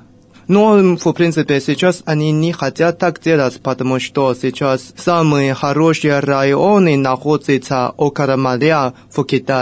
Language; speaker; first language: Russian; non-native, fluent; Chinese